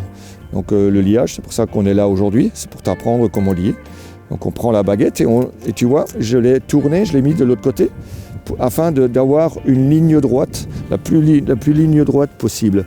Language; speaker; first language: French; native; French